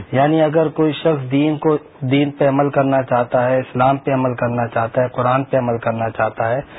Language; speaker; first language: Urdu; native; Urdu